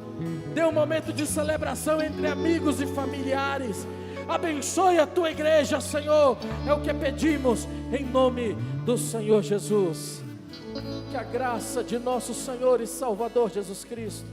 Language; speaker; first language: Portuguese; native; Portuguese